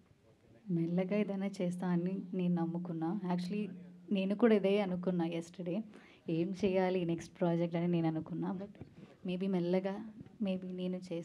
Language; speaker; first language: Telugu; non-native, fluent; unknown